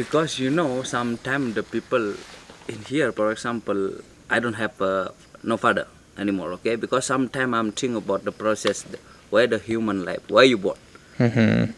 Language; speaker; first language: English; non-native, learner; Indonesian